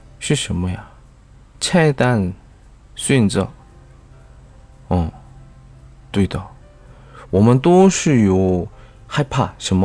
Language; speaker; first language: Chinese; non-native, fluent; Korean